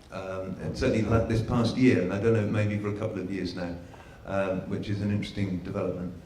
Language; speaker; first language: English; native; English